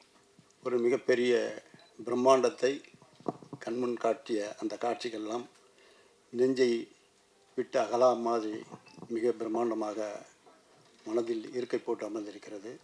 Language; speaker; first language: Tamil; native; Tamil